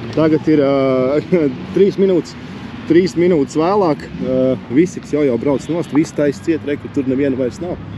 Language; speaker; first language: Latvian; native; Latvian